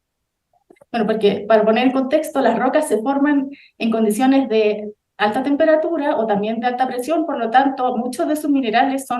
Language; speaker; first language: Spanish; native; Spanish